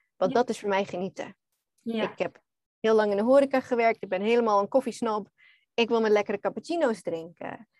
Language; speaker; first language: Dutch; non-native, fluent; English